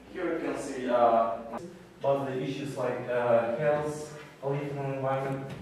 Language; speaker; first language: English; non-native, fluent; Kazakh